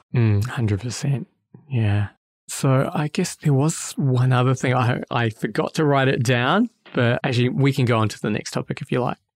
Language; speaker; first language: English; native; English